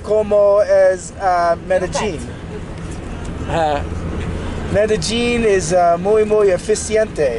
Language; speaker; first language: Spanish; non-native, learner; English